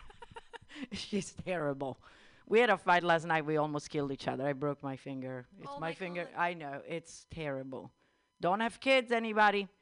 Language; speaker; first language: English; non-native, fluent; Italian